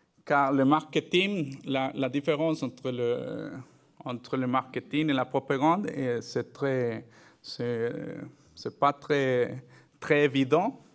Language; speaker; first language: French; non-native, fluent; Spanish